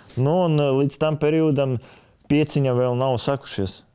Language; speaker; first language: Latvian; native; Latvian